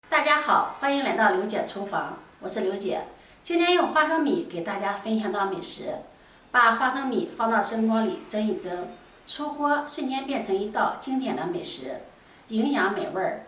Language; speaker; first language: Chinese; native; Chinese